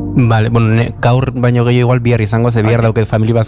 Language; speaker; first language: Basque; native; Basque